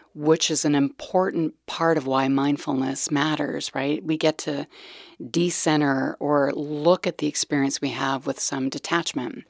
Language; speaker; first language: English; native; English